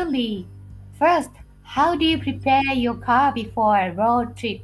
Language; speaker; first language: English; non-native, fluent; Japanese